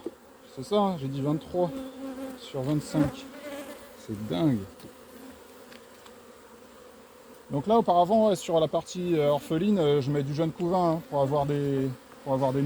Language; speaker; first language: French; native; French